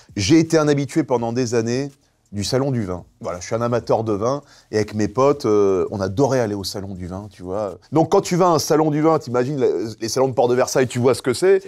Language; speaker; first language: French; native; French